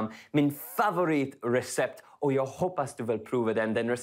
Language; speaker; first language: Swedish; non-native, learner; English